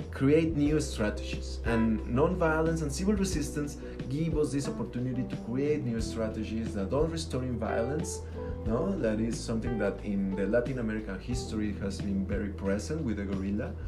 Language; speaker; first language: English; non-native, fluent; Spanish